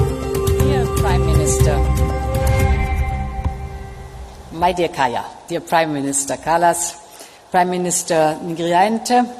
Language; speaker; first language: English; non-native, fluent; German